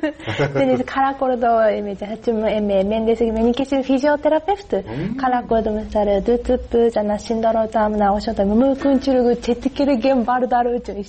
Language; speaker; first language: Kyrgyz; non-native, learner; Japanese